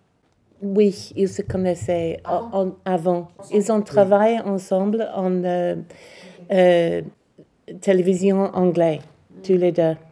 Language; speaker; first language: French; non-native, learner; English